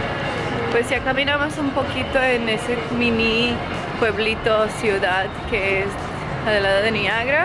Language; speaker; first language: Spanish; non-native, fluent; Croatian